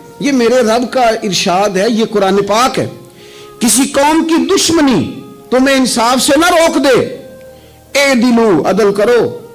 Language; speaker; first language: Urdu; non-native, local second language; Punjabi